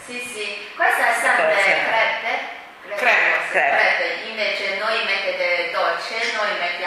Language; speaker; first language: Italian; non-native, fluent; Chinese